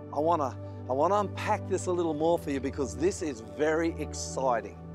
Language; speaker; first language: English; native; English